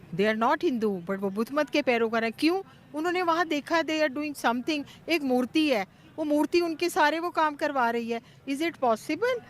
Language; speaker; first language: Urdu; native; Urdu